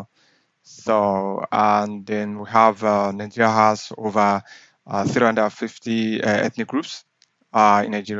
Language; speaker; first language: English; non-native, local second language; Yoruba